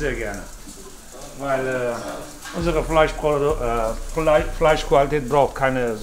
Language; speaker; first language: German; early bilingual, other home language; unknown